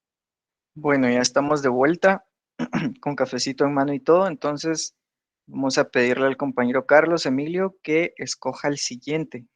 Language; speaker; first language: Spanish; native; Spanish